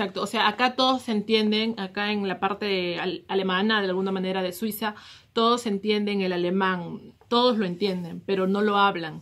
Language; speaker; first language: Spanish; native; Spanish